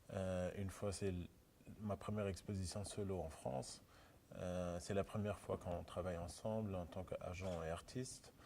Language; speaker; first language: French; non-native, local second language; Luxembourgish